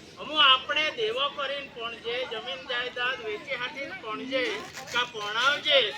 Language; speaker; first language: Gujarati; non-native, local second language; Bhili